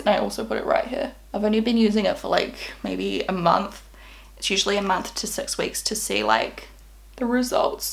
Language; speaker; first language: English; native; English